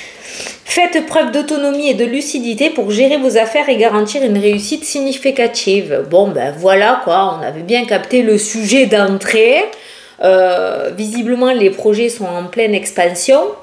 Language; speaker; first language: French; native; French